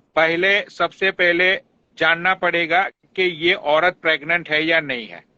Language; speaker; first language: Hindi; native; Hindi